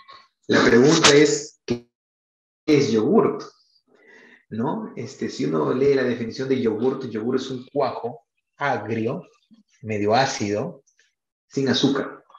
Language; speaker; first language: Spanish; native; Spanish